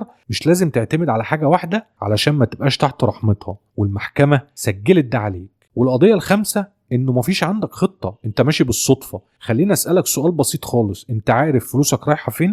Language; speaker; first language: Arabic; native; Arabic